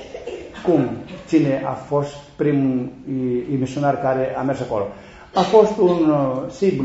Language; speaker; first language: Romanian; non-native, learner; Greek